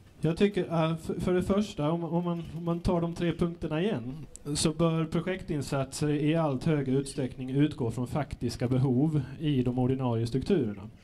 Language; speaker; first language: Swedish; native; Swedish